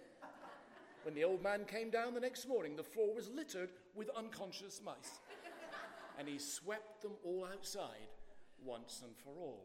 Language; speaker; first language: English; native; English